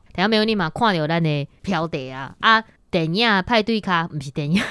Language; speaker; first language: Min Nan Chinese; native; Min Nan Chinese